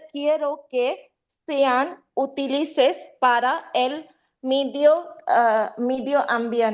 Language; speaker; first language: Spanish; non-native, learner; Urdu